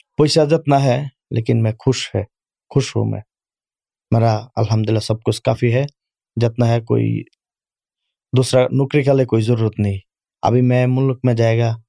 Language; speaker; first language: Urdu; non-native, learner; Bangla